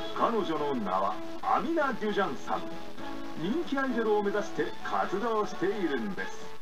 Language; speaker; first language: Japanese; native; Japanese